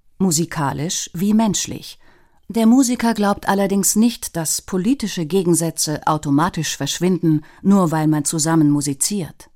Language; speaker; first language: German; native; German